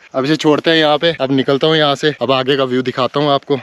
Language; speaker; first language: Hindi; native; Hindi